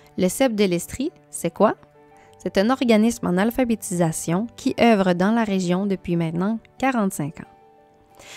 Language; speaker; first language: French; native; French